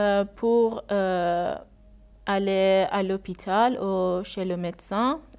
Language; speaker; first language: French; non-native, learner; Persian